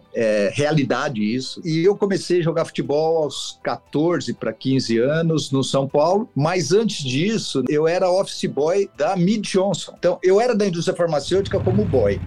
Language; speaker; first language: Portuguese; native; Portuguese